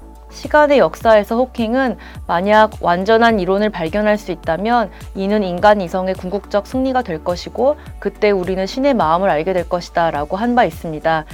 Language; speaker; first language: Korean; native; Korean